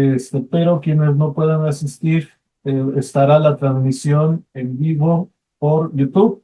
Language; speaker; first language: Spanish; native; Spanish